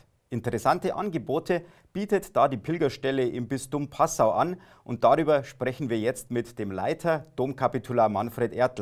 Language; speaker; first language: German; native; German